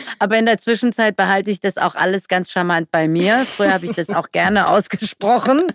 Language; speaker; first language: German; early bilingual, other home language; Persian